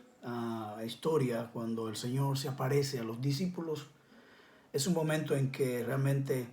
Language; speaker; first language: Spanish; native; Spanish